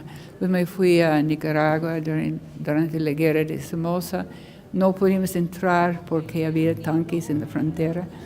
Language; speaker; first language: Spanish; non-native, learner; English